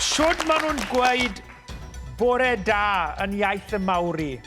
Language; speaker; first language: Welsh; native; Welsh